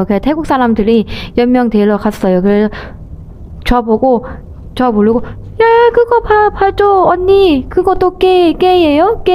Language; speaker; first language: Korean; non-native, learner; Thai